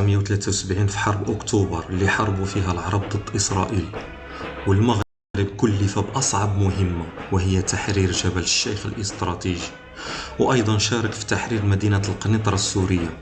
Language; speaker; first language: Arabic; native; Arabic